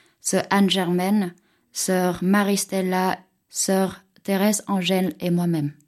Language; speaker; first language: French; non-native, fluent; Vietnamese